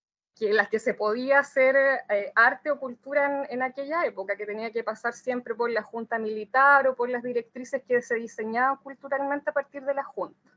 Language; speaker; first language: Spanish; native; Spanish